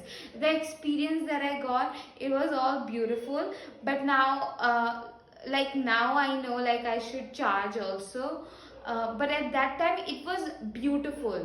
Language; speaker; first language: English; non-native, local second language; Hindi